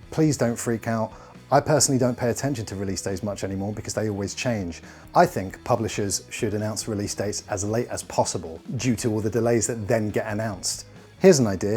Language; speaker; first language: English; native; English